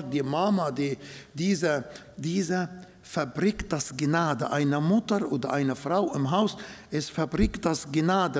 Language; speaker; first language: German; non-native, fluent; Arabic